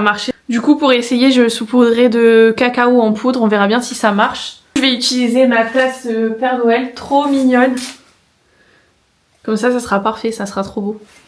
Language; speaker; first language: French; native; French